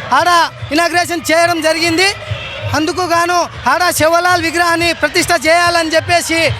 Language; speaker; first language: Telugu; non-native, local second language; Lambadi